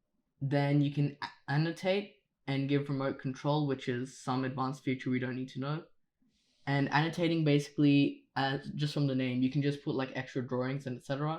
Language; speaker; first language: English; native; English